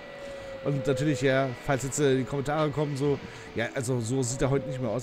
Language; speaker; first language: German; native; German